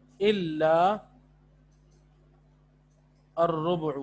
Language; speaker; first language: Arabic; non-native, fluent; Urdu